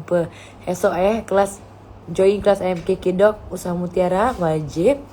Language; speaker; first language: Malay; native; Malay